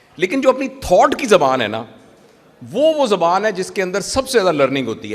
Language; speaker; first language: Urdu; native; Urdu